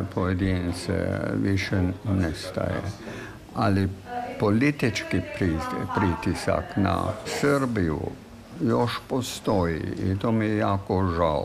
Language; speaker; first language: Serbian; non-native, fluent; German